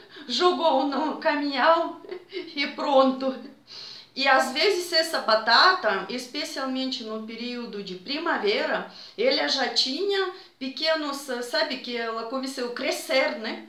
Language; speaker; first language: Portuguese; non-native, fluent; Russian